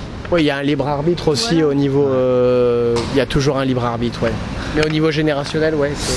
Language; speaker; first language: French; native; French